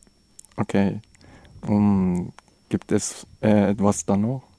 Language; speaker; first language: German; non-native, learner; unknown